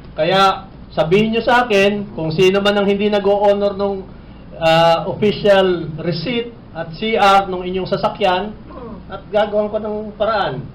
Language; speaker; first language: Filipino; native; Filipino